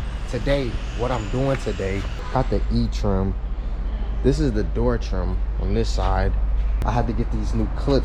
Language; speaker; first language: English; native; English